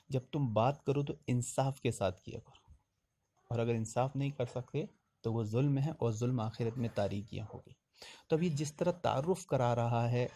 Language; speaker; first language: Urdu; native; Urdu